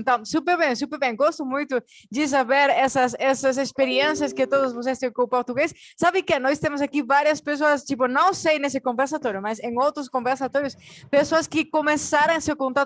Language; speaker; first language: Portuguese; non-native, fluent; Spanish